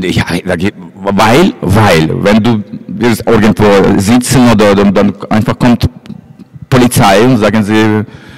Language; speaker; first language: German; non-native, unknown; Russian